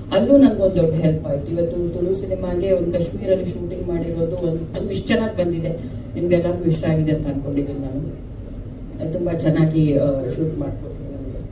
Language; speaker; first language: Kannada; non-native, local second language; Tulu